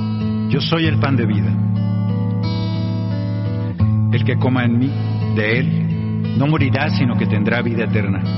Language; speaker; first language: Spanish; native; Spanish